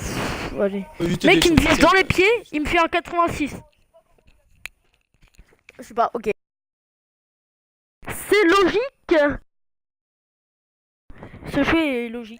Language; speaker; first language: French; native; French